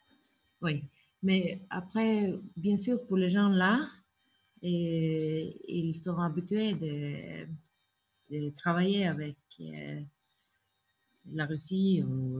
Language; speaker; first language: French; non-native, fluent; Norwegian